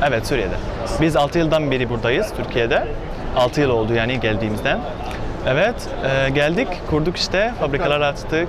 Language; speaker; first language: Turkish; non-native, learner; Arabic